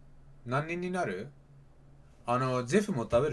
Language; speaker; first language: Japanese; non-native, learner; Persian